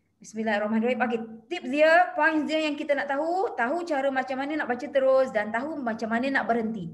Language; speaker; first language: Malay; native; Malay